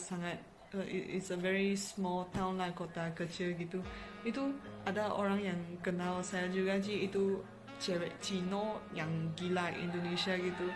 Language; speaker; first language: Indonesian; non-native, fluent; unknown